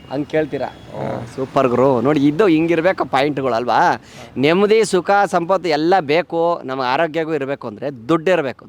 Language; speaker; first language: Kannada; native; Kannada